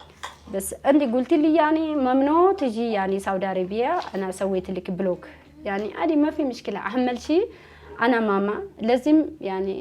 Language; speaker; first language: Arabic; non-native, learner; Amharic